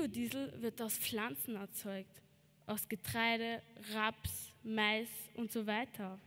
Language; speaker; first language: German; early bilingual, other home language; Albanian